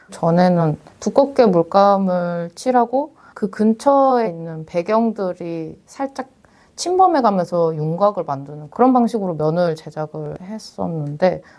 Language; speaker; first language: Korean; native; Korean